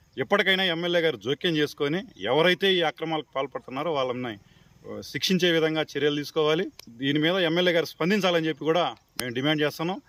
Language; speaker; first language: Telugu; native; Telugu